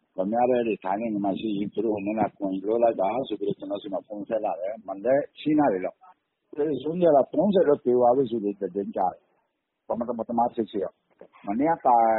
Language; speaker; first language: Burmese; non-native, local second language; Rohingya